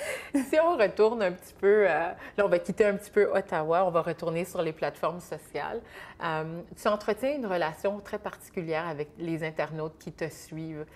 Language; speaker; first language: French; native; French